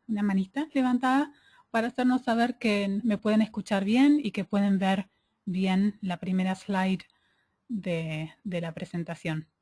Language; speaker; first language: Spanish; native; Spanish